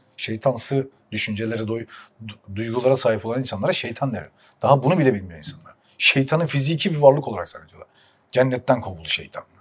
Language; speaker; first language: Turkish; early bilingual, heritage; Turkish